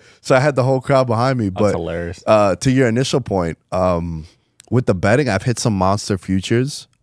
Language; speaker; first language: English; native; English